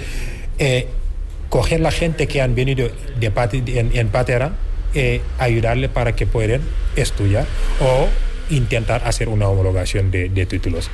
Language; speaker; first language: Spanish; non-native, fluent; Wolof